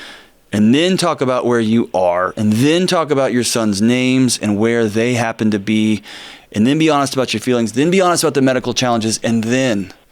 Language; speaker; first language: English; native; English